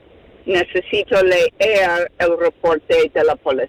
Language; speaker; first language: Spanish; non-native, fluent; English